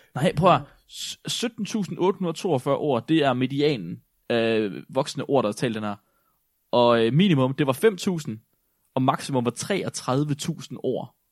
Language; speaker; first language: Danish; native; Danish